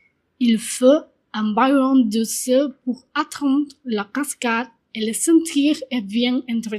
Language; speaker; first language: French; non-native, learner; Spanish